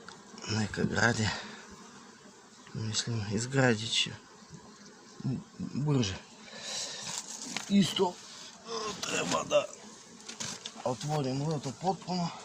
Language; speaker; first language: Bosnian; non-native, learner; Russian